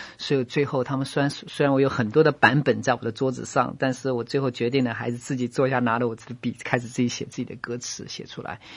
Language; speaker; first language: Chinese; native; Chinese